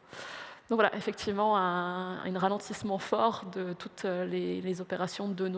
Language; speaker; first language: French; native; French